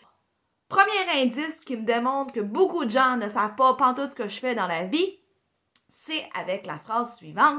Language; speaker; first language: French; native; French